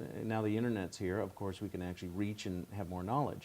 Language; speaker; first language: English; native; English